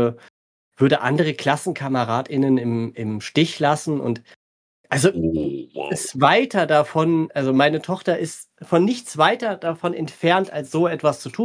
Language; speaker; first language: German; native; German